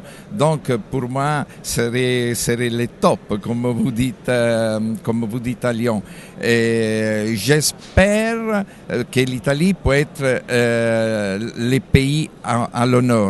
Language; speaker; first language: French; non-native, fluent; Italian